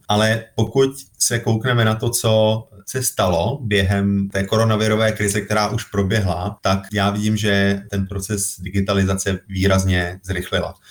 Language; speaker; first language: Czech; native; Czech